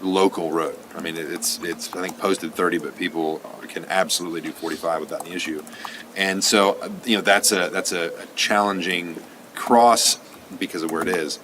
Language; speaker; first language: English; native; English